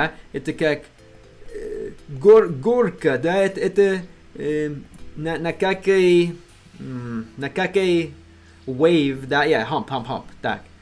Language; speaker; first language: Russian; non-native, learner; English